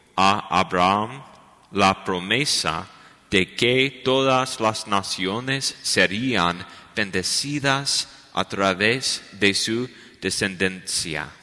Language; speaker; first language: Spanish; non-native, learner; English